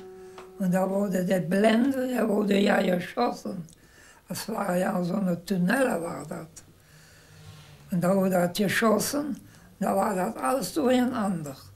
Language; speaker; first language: Dutch; non-native, local second language; German